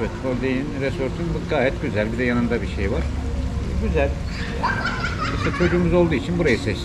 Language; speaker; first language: Turkish; native; Turkish